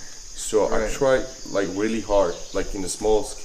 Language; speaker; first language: English; non-native, fluent; Spanish